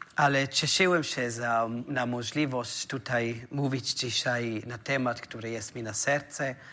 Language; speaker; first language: Polish; non-native, learner; German